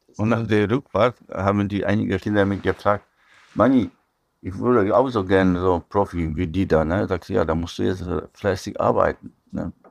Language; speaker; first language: German; non-native, fluent; Polish